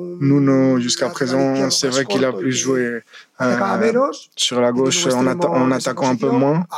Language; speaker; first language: French; non-native, fluent; Spanish